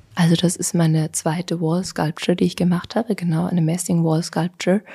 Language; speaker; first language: German; native; German